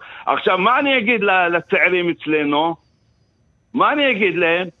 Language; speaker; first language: Hebrew; non-native, local second language; Arabic